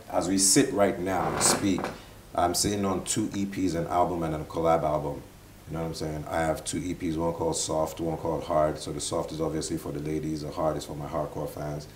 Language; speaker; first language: English; non-native, local second language; Igbo